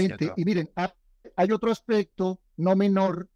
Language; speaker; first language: Spanish; native; Spanish